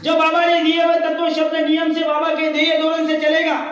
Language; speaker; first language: Hindi; non-native, local second language; Marathi